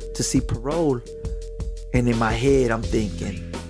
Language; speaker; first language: English; early bilingual, other home language; Spanish